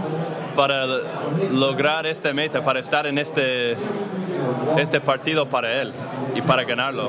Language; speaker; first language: Spanish; non-native, learner; English